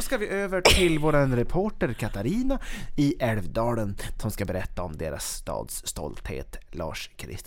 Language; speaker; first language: Swedish; native; Swedish